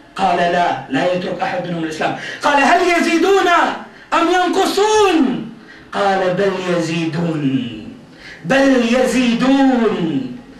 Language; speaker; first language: Arabic; native; Arabic